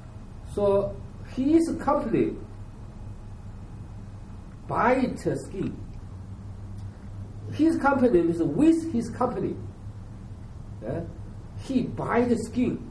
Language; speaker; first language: English; non-native, learner; Chinese